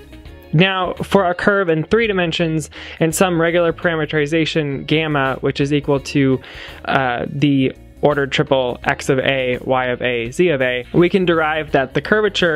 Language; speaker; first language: English; native; English